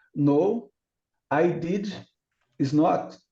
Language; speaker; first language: English; non-native, learner; Portuguese